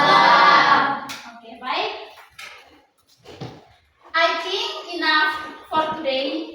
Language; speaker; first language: English; non-native, learner; Indonesian